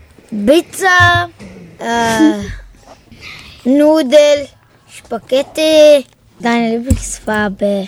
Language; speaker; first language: German; non-native, learner; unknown